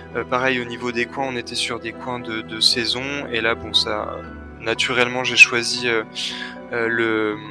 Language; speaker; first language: French; native; French